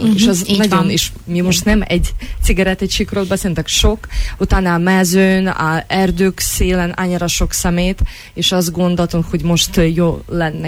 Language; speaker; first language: Hungarian; non-native, fluent; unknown